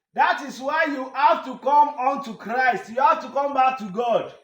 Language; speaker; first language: English; non-native, local second language; Yoruba